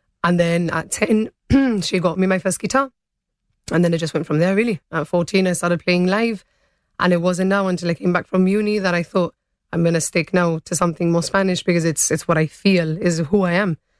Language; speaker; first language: English; early bilingual, other home language; Spanish